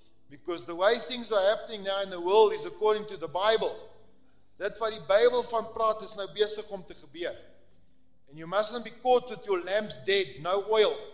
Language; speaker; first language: English; non-native, local second language; Afrikaans